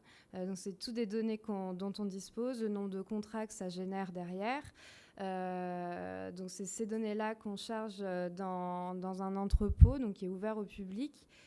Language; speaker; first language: French; native; French